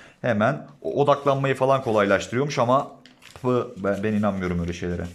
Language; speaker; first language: Turkish; native; Turkish